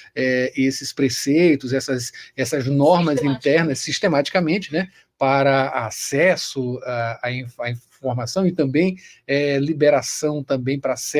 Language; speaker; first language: Portuguese; native; Portuguese